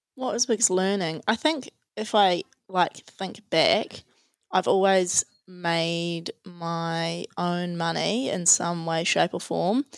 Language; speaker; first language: English; native; English